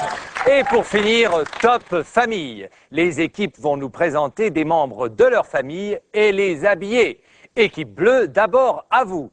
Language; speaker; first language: French; native; French